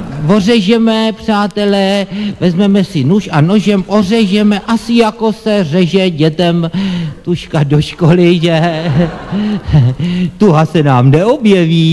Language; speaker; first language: Czech; native; Czech